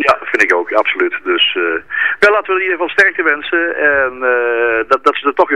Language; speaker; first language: Dutch; native; Dutch